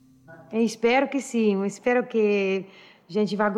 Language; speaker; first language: Portuguese; non-native, learner; Italian